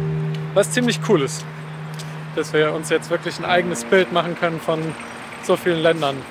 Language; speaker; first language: German; native; German